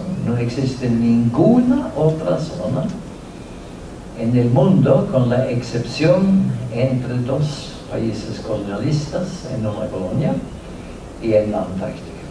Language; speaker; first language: Spanish; non-native, fluent; Norwegian